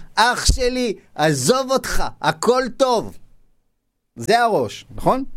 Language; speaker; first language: Hebrew; native; Hebrew